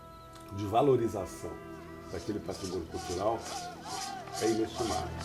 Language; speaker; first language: Portuguese; native; Portuguese